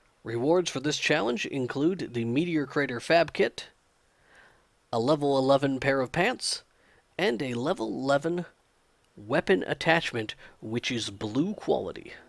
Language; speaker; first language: English; native; English